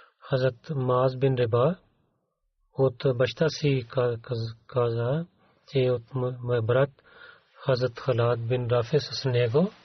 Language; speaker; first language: Bulgarian; non-native, learner; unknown